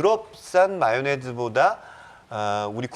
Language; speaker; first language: Korean; native; Korean